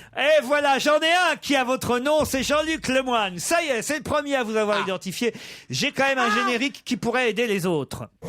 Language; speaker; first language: French; native; French